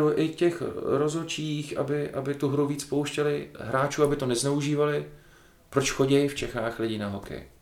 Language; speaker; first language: Czech; native; Czech